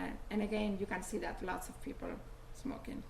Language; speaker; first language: English; non-native, fluent; Spanish